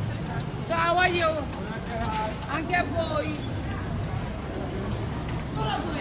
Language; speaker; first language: Italian; native; Italian